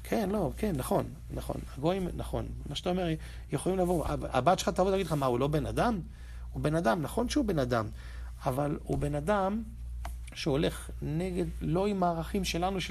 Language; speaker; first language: Hebrew; native; Hebrew